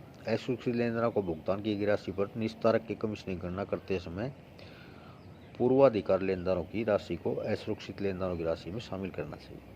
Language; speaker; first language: Hindi; native; Hindi